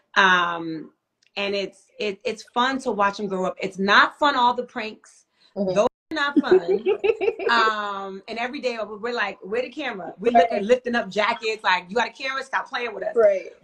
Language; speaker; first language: English; native; English